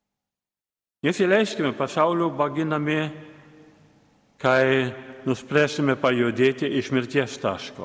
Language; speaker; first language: Lithuanian; native; Lithuanian